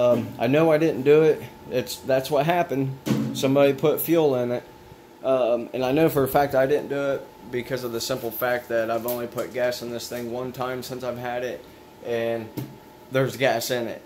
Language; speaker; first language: English; native; English